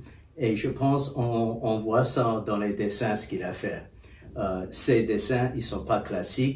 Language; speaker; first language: French; non-native, fluent; English